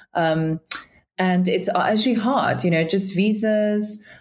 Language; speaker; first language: English; native; English